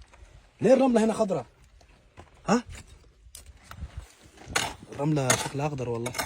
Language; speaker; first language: Arabic; native; Arabic